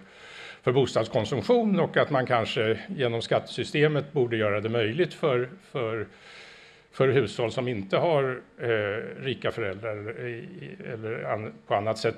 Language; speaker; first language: Swedish; native; Swedish